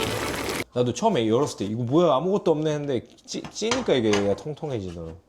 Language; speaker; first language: Korean; native; Korean